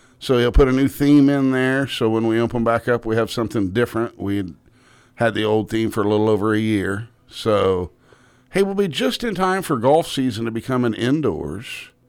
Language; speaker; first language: English; native; English